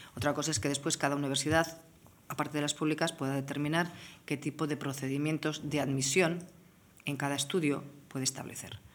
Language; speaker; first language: Spanish; native; Spanish